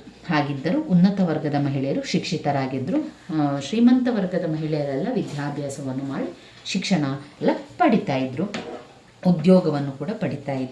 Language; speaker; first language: Kannada; native; Kannada